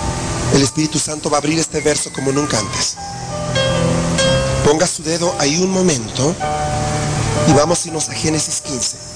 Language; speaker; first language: Spanish; native; Spanish